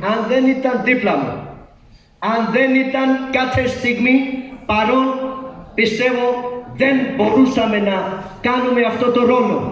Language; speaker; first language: Greek; non-native, learner; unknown